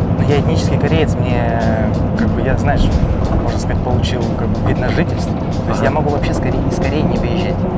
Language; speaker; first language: Russian; early bilingual, other home language; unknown